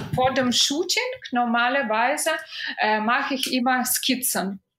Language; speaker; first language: German; non-native, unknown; Russian